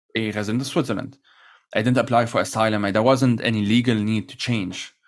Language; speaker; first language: English; non-native, fluent; Arabic